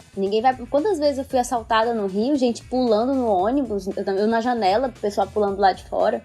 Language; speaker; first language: Portuguese; native; Portuguese